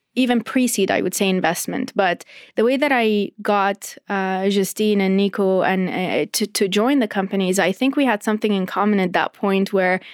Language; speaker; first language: English; non-native, fluent; Arabic